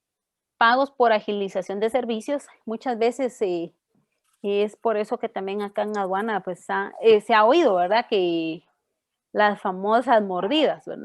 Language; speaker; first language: Spanish; native; Spanish